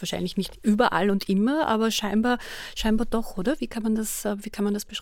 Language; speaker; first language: German; native; German